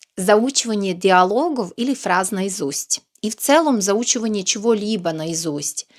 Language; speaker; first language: Russian; non-native, fluent; Serbian